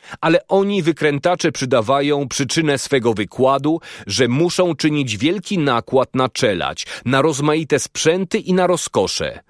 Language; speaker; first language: Polish; native; Polish